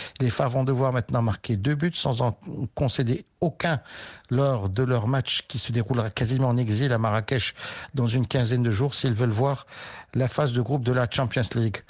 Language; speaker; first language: French; non-native, local second language; Arabic